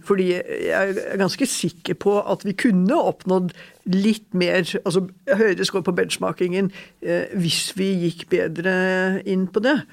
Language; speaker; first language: Norwegian; native; Norwegian